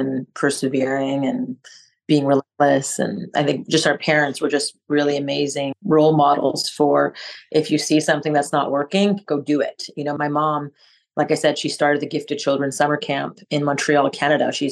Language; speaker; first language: English; non-native, fluent; French